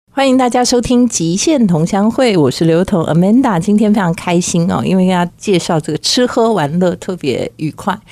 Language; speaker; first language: Chinese; native; Chinese